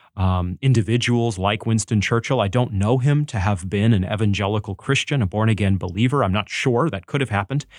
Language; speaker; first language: English; native; English